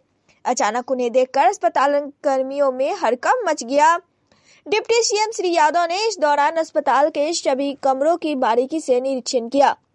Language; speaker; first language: Hindi; native; Hindi